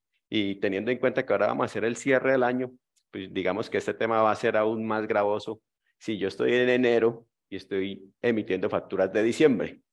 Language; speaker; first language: Spanish; native; Spanish